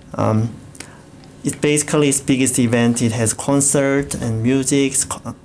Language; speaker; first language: English; non-native, fluent; Korean